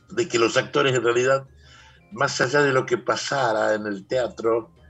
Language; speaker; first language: Spanish; native; Spanish